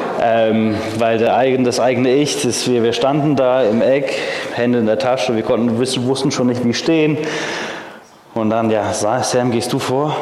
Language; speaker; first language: German; early bilingual, heritage; German